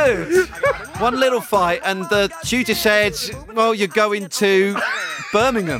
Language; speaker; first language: English; native; English